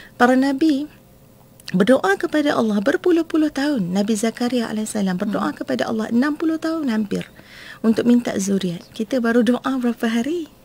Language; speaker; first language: Malay; native; Malay